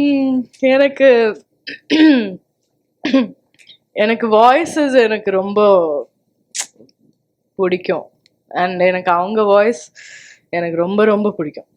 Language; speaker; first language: Tamil; non-native, local second language; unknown